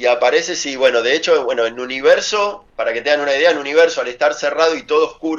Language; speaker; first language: Spanish; native; Spanish